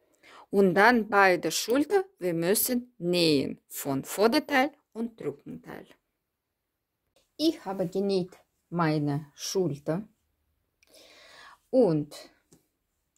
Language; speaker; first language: German; non-native, learner; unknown